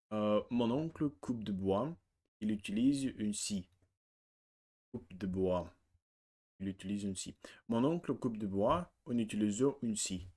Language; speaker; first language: French; non-native, learner; Russian